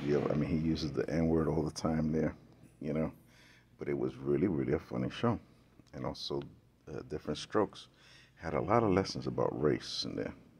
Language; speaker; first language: English; native; English